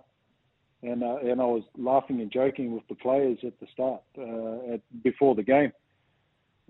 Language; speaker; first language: English; native; English